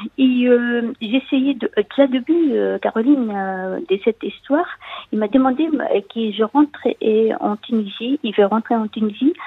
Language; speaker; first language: French; non-native, local second language; Arabic